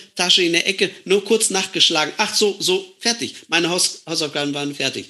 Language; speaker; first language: German; non-native, fluent; Estonian